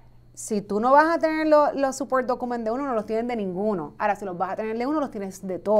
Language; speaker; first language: Spanish; native; Spanish